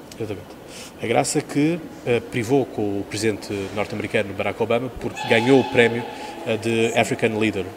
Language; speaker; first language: Portuguese; native; Portuguese